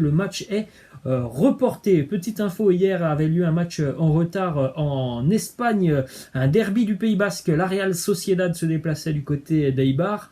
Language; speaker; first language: French; native; French